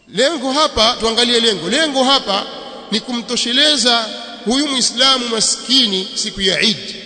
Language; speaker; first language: Swahili; native; Swahili